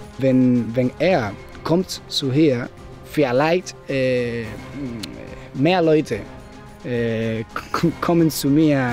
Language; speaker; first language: German; non-native, learner; Spanish